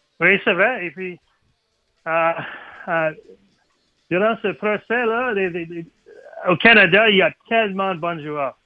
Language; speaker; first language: French; non-native, learner; English